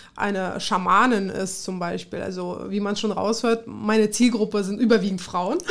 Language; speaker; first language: German; early bilingual, other home language; Russian